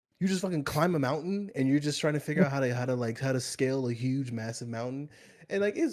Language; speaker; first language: English; native; English